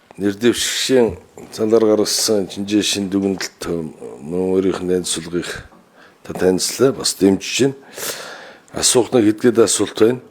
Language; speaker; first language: Mongolian; non-native, local second language; Kazakh